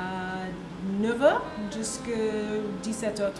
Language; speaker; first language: French; non-native, learner; English